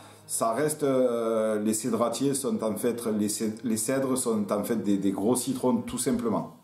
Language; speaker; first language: French; native; French